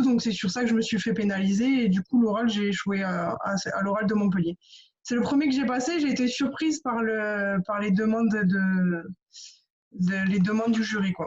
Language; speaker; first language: French; native; French